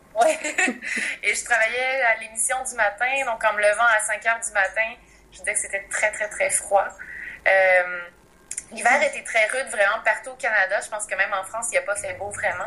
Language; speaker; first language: French; native; French